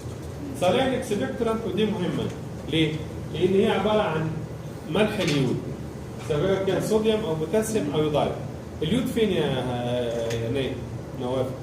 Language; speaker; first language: Arabic; native; Arabic